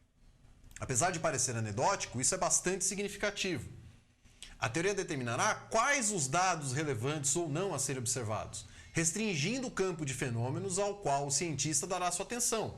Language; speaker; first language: Portuguese; native; Portuguese